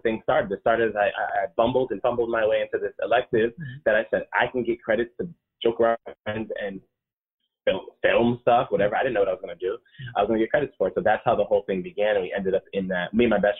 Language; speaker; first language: English; native; English